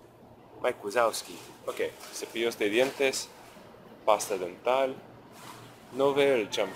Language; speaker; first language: Spanish; non-native, fluent; English